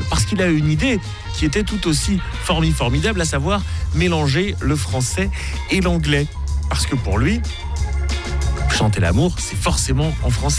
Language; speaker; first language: French; native; French